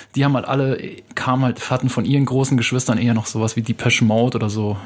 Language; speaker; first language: German; native; German